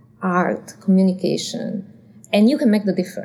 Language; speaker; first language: English; non-native, fluent; Italian